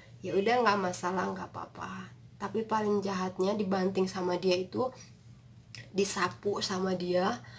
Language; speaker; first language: Indonesian; non-native, local second language; Sundanese